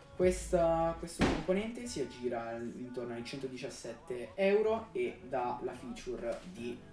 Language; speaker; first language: Italian; native; Italian